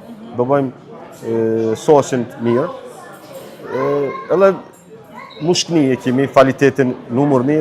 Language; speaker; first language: Albanian; early bilingual, heritage; Turkish